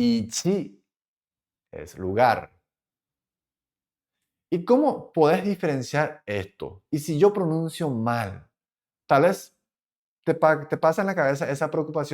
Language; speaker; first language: Spanish; non-native, fluent; Japanese